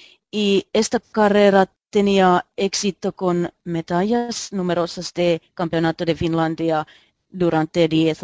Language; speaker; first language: Spanish; non-native, learner; Finnish